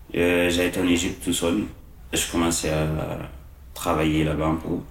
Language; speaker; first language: French; non-native, learner; Arabic